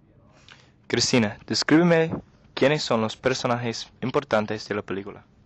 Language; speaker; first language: Spanish; non-native, learner; English